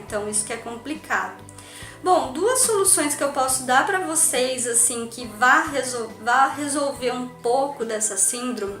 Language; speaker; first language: Portuguese; native; Portuguese